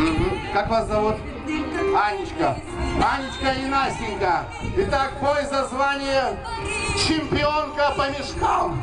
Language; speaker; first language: Russian; native; Russian